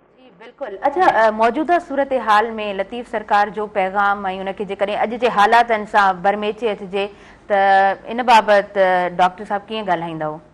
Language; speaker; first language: Sindhi; native; Sindhi